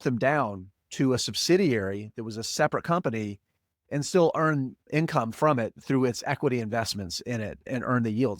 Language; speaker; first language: English; native; English